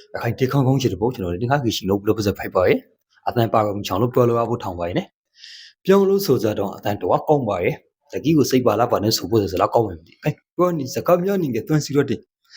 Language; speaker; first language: Burmese; native; Burmese